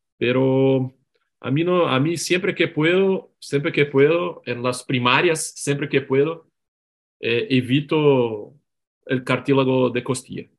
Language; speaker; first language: Spanish; non-native, learner; Portuguese